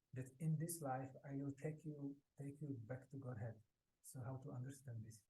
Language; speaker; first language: English; non-native, fluent; Czech